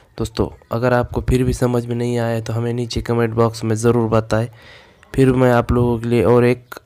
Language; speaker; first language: Hindi; non-native, local second language; Marathi